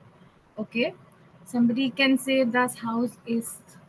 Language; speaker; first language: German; non-native, fluent; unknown